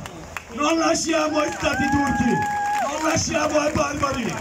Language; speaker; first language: Italian; non-native, learner; Kurdish